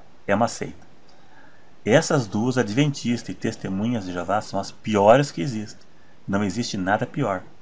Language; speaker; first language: Portuguese; native; Portuguese